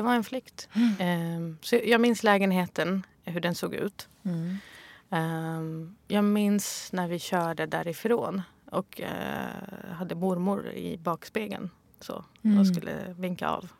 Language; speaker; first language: Swedish; early bilingual, other home language; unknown